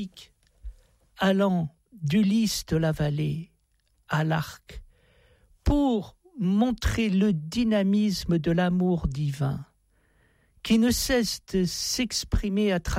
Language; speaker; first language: French; native; French